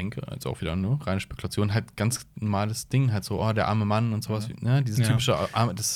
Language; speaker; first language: German; native; German